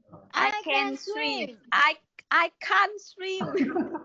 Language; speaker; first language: English; non-native, learner; Vietnamese